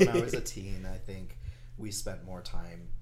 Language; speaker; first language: English; native; English